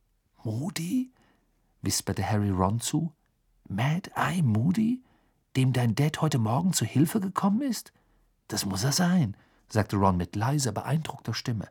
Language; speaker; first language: German; native; German